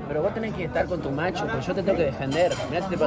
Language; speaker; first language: Spanish; native; Spanish